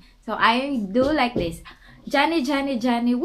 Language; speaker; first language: English; non-native, local second language; Filipino